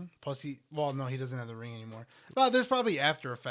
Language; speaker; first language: English; native; English